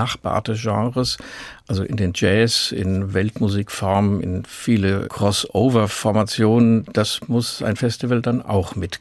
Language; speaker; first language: German; native; German